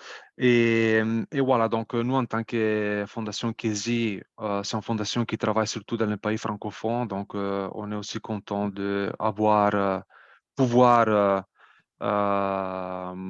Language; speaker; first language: French; non-native, fluent; Italian